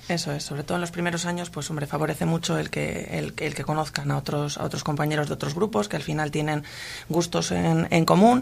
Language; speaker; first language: Spanish; native; Spanish